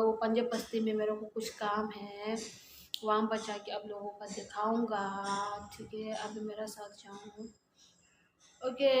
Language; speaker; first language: Hindi; non-native, learner; Tibetan